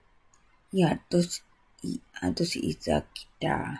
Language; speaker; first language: English; non-native, learner; Japanese